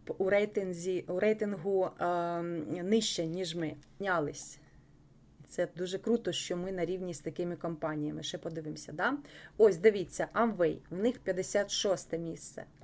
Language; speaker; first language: Ukrainian; non-native, local second language; Russian